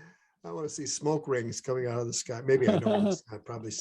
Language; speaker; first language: English; native; English